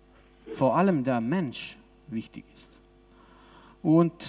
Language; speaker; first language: German; non-native, local second language; Italian